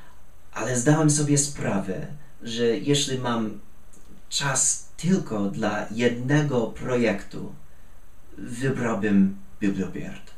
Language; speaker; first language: Polish; non-native, fluent; English